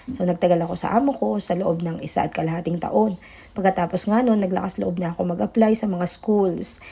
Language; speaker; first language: Filipino; native; Filipino